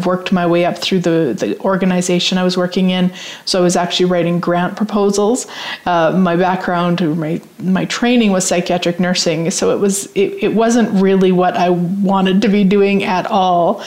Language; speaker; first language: English; native; English